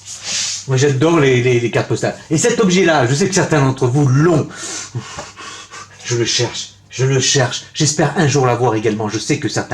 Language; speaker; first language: French; native; French